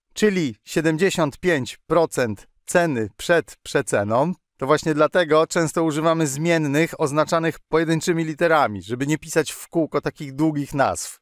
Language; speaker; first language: Polish; native; Polish